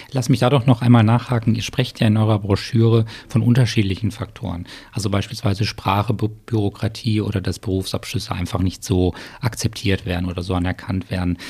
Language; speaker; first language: German; native; German